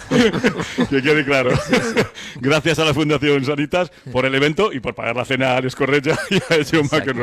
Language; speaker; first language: Spanish; native; Spanish